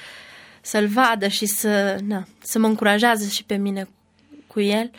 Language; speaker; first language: Romanian; non-native, learner; Albanian